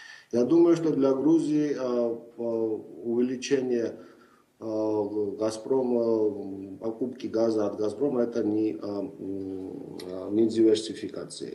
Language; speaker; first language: Russian; non-native, fluent; Georgian